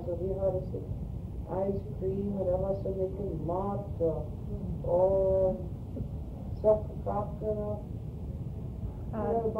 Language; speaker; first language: Swedish; early bilingual, heritage; Swedish